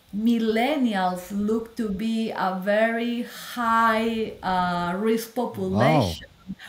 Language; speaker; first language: English; non-native, fluent; Spanish